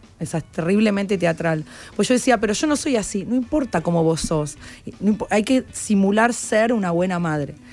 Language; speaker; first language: Spanish; native; Spanish